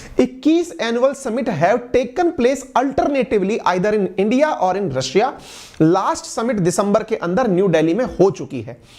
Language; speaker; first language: Hindi; native; Hindi